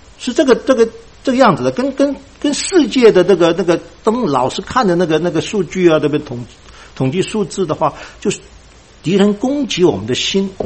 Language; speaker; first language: Chinese; non-native, local second language; Cantonese